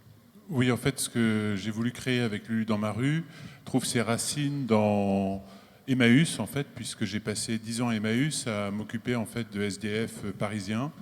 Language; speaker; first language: French; native; French